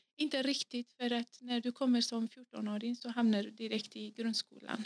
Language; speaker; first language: Swedish; non-native, fluent; Central Kurdish